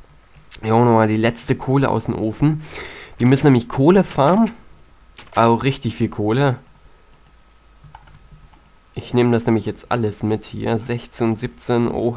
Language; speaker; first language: German; native; German